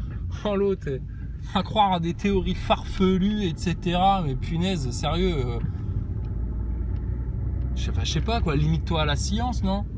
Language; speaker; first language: French; native; French